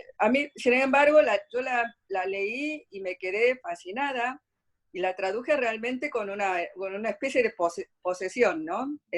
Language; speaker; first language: Spanish; early bilingual, other home language; Korean